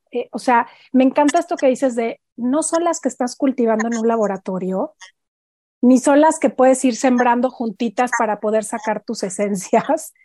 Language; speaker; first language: Spanish; native; Spanish